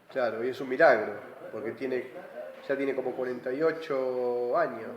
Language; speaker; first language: Spanish; native; Spanish